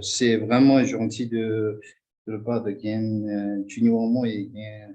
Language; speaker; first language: French; non-native, fluent; Tibetan